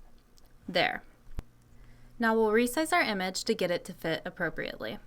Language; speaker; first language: English; native; English